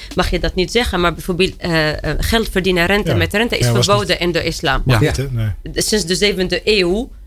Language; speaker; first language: Dutch; non-native, fluent; Arabic